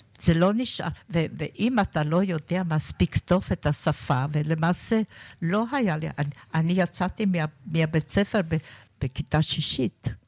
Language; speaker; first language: Hebrew; non-native, fluent; German